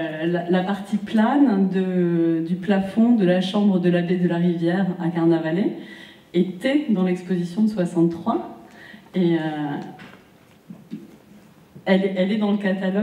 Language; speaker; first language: French; native; French